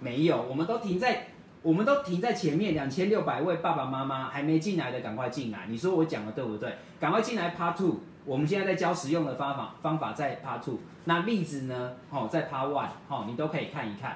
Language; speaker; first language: Chinese; native; Chinese